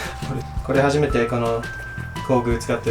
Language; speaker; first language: Japanese; non-native, learner; English